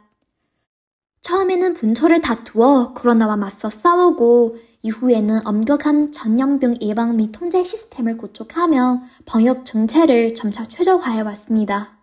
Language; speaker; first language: Korean; non-native, fluent; Chinese